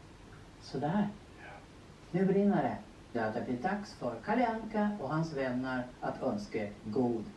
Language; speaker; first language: Swedish; native; Swedish